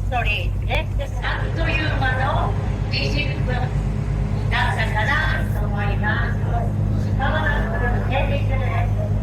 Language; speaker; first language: Japanese; native; Japanese